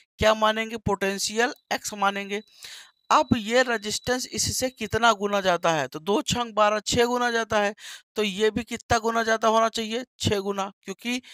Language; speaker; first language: Hindi; native; Hindi